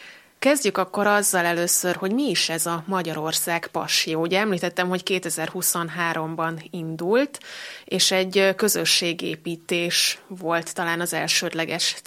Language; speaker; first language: Hungarian; native; Hungarian